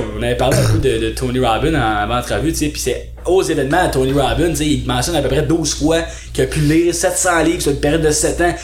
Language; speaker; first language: French; native; French